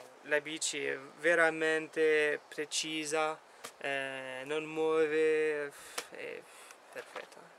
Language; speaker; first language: Italian; non-native, fluent; French